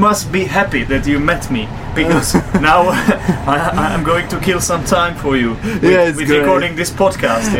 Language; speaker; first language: English; non-native, fluent; Czech